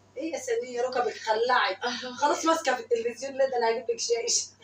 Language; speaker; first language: Arabic; native; Arabic